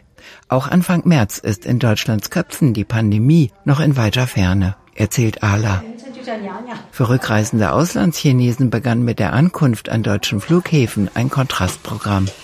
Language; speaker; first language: German; native; German